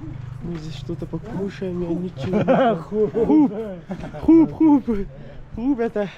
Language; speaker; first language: Russian; non-native, learner; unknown